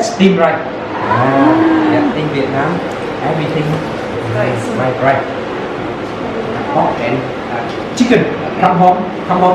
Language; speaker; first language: English; non-native, local second language; Vietnamese